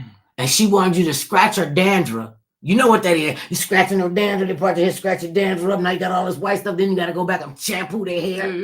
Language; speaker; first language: English; native; English